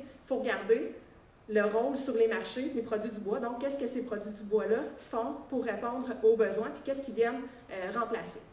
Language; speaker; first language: French; native; French